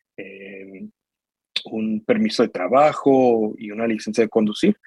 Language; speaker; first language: Spanish; early bilingual, heritage; Spanish